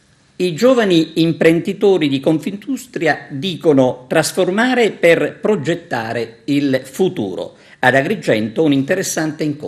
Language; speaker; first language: Italian; native; Italian